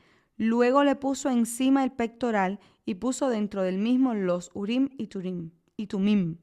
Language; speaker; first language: Spanish; native; Spanish